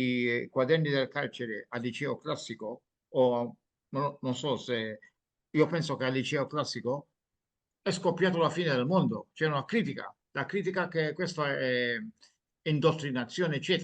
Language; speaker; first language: Italian; non-native, fluent; Maltese